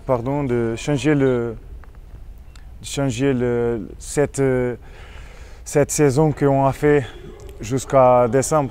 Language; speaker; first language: French; non-native, learner; Portuguese